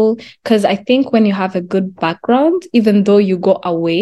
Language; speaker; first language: English; non-native, local second language; Kinyarwanda